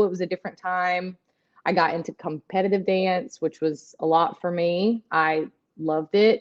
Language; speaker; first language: English; native; English